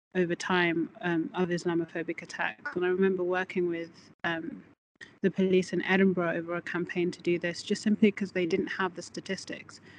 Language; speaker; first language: English; native; English